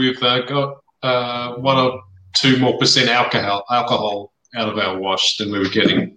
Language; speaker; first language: English; native; English